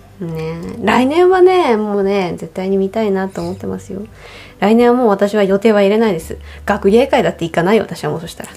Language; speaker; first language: Japanese; native; Japanese